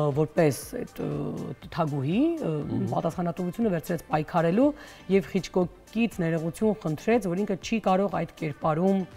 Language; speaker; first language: Armenian; native; Armenian